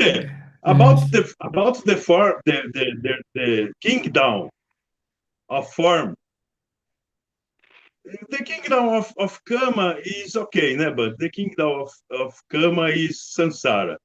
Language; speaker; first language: English; non-native, learner; Portuguese